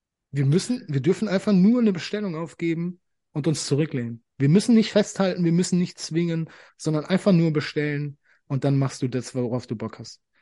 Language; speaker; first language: German; native; German